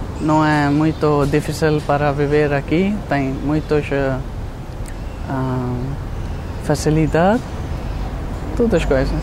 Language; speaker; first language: Portuguese; non-native, learner; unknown